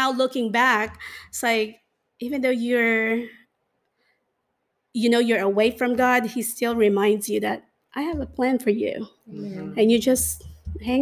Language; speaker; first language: English; non-native, local second language; Filipino